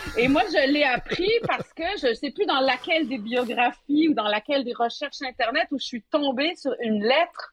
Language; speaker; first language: French; native; French